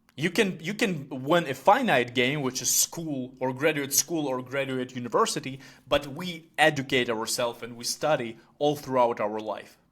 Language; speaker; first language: English; non-native, fluent; Ukrainian